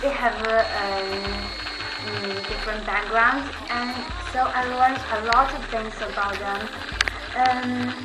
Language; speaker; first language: English; non-native, learner; Chinese